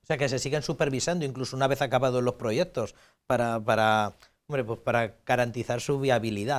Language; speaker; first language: Spanish; native; Spanish